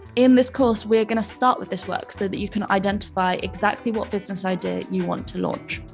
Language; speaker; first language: English; native; English